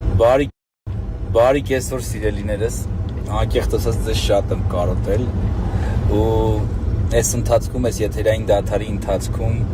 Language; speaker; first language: Armenian; native; Armenian